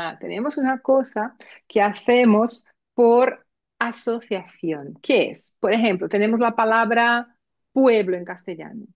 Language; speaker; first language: Spanish; early bilingual, heritage; Spanish